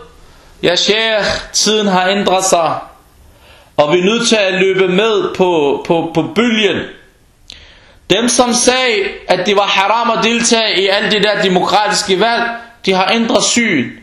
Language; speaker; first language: Danish; early bilingual, other home language; Arabic